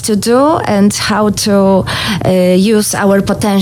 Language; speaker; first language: English; non-native, learner; Polish